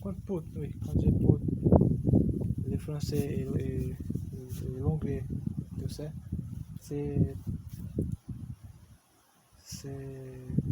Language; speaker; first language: French; non-native, learner; Portuguese